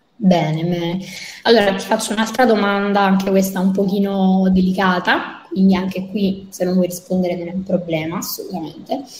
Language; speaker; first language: Italian; native; Italian